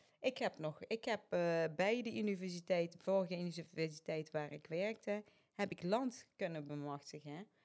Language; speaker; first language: Dutch; early bilingual, other home language; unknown